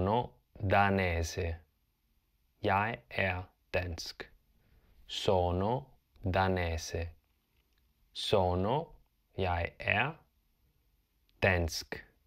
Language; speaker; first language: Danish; non-native, fluent; Italian